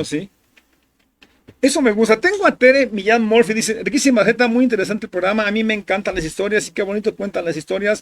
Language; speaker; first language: Spanish; native; Spanish